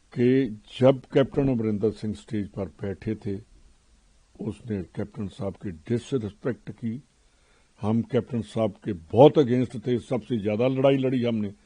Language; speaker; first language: Hindi; non-native, local second language; Punjabi